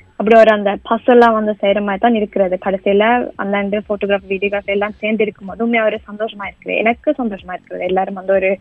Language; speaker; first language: Tamil; early bilingual, heritage; Tamil